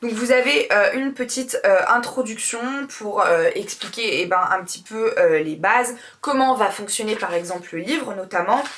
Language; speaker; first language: French; native; French